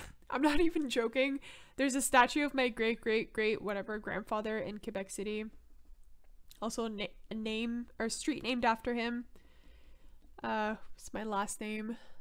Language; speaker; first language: English; non-native, local second language; French